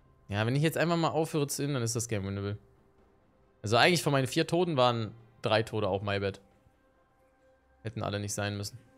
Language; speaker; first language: German; native; German